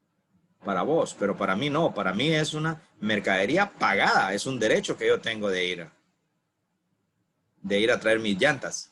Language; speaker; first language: Spanish; native; Spanish